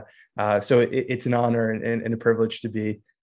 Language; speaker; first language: English; native; English